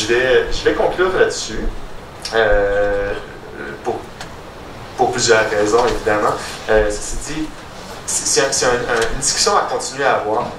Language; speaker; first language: French; native; French